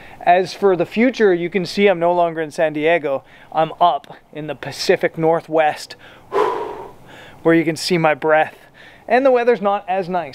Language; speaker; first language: English; native; English